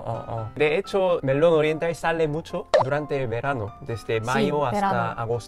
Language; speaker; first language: Spanish; non-native, fluent; Korean